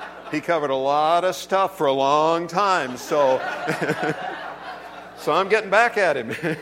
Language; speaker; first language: English; native; English